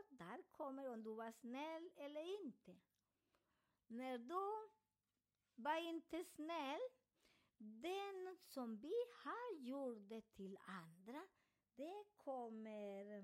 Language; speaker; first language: Swedish; non-native, fluent; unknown